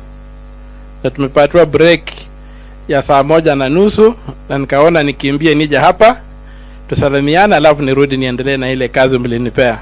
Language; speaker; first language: Swahili; non-native, local second language; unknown